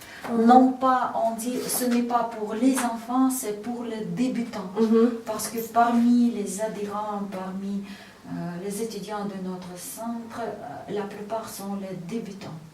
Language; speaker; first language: French; non-native, fluent; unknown